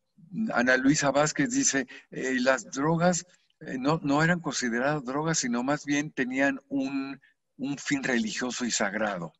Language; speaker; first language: Spanish; native; Spanish